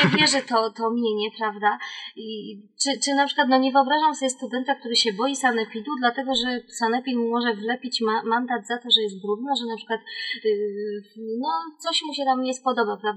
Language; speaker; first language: Polish; native; Polish